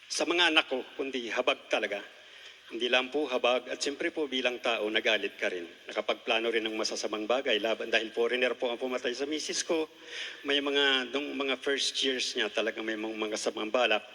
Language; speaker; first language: Filipino; native; Filipino